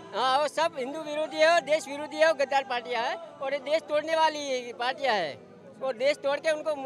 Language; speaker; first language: Hindi; non-native, local second language; Gujarati